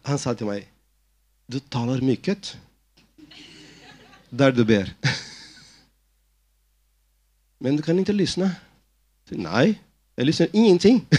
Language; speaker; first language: Swedish; non-native, fluent; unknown